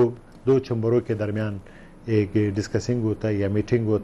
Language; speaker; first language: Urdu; non-native, learner; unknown